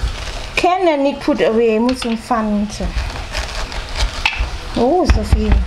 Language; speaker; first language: German; non-native, learner; Thai